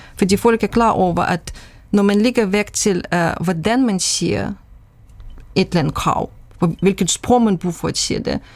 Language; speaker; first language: Danish; non-native, fluent; Russian